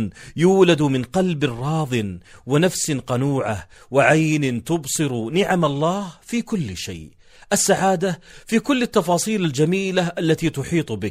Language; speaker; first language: Arabic; native; Arabic